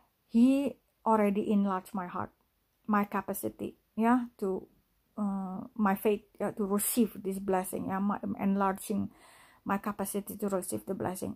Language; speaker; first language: English; non-native, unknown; Indonesian